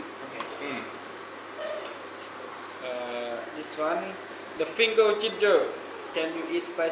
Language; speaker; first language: English; non-native, learner; Thai